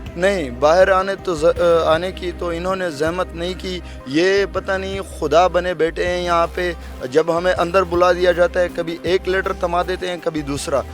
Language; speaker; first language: Urdu; non-native, local second language; Pashto